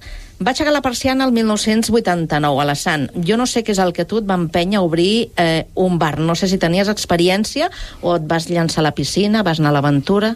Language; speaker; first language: Catalan; native; Catalan